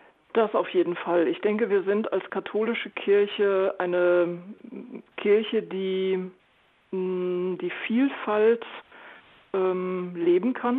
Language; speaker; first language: German; native; German